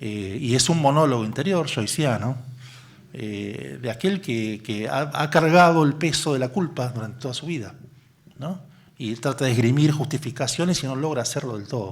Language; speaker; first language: Spanish; native; Spanish